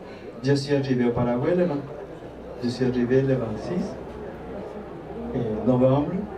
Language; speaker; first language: French; non-native, fluent; Spanish